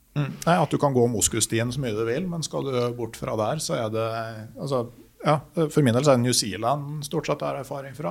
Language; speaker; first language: Norwegian; native; Norwegian